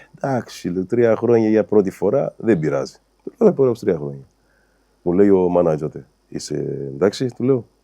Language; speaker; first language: Greek; non-native, fluent; Portuguese